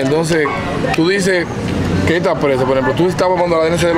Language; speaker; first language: Spanish; native; Spanish